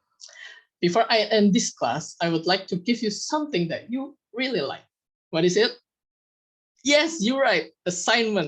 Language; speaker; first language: English; non-native, fluent; Indonesian